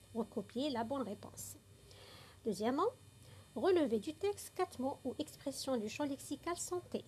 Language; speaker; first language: French; non-native, local second language; Arabic